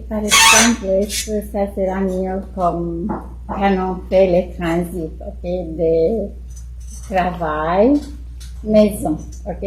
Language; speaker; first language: French; non-native, fluent; Romanian